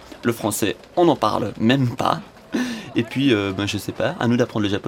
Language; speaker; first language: French; native; French